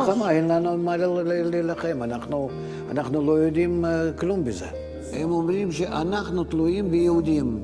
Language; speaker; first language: Hebrew; non-native, fluent; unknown